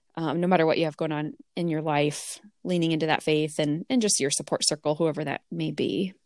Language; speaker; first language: English; native; English